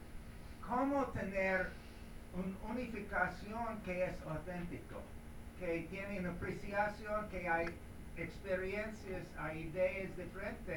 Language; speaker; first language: Spanish; non-native, learner; English